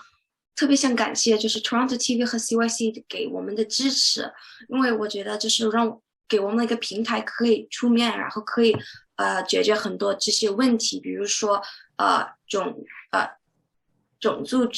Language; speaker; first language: Chinese; early bilingual, heritage; Chinese